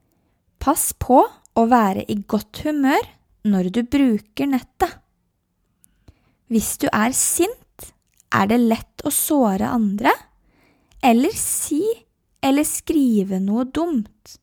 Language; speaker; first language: Norwegian; native; Norwegian